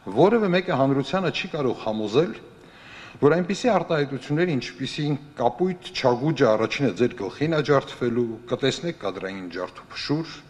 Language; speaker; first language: Armenian; native; Armenian